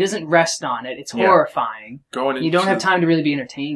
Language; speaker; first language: English; native; English